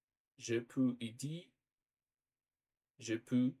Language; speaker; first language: French; non-native, learner; Portuguese